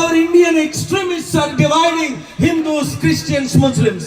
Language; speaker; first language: English; non-native, local second language; Telugu